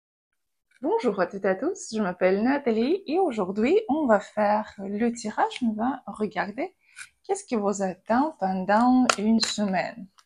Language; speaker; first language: French; non-native, fluent; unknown